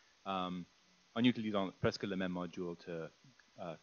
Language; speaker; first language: French; non-native, fluent; English